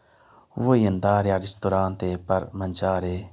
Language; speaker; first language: Italian; non-native, learner; Urdu